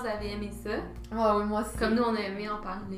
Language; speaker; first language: French; native; French